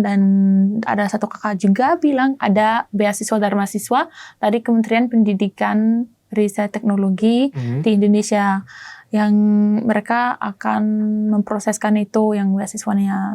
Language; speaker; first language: Indonesian; non-native, learner; German